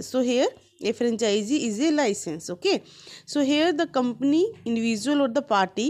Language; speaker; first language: English; non-native, local second language; Hindi